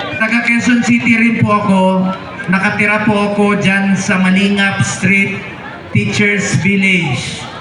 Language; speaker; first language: Filipino; non-native, local second language; Cebuano